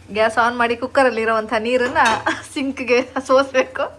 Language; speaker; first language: Kannada; non-native, local second language; Tulu